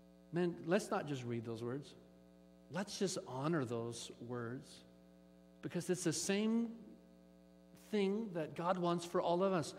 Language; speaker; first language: English; native; English